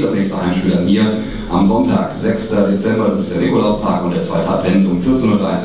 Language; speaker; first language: German; native; German